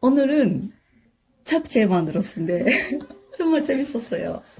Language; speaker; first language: Korean; non-native, learner; Japanese